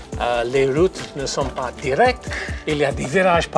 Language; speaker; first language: French; non-native, fluent; English